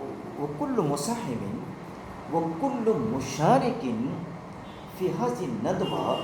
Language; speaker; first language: Arabic; non-native, fluent; Urdu